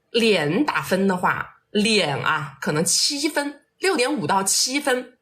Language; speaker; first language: Chinese; native; Chinese